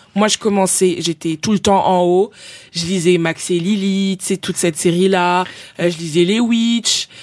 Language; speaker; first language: French; native; French